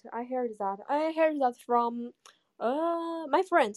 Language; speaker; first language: English; non-native, learner; Chinese